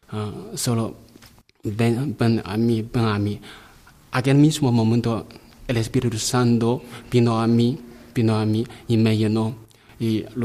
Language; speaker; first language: Spanish; non-native, learner; Chinese